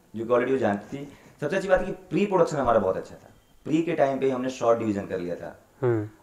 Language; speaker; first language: Hindi; native; Hindi